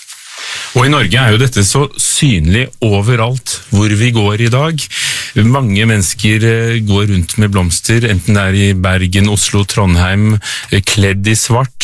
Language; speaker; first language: Norwegian; native; Norwegian